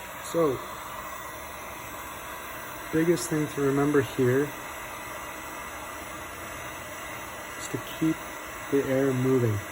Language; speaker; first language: English; native; English